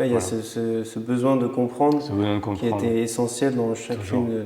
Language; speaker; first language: French; native; French